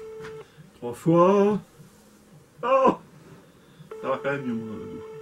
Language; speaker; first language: French; native; French